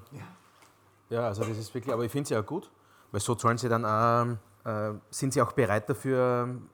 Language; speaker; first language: German; native; German